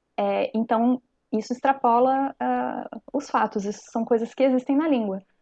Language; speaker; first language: Portuguese; native; Portuguese